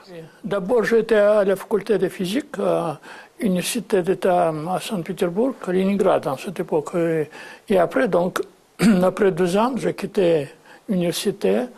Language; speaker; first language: French; non-native, fluent; Russian